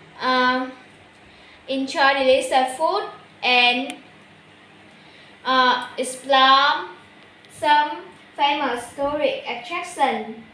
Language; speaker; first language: English; non-native, learner; Vietnamese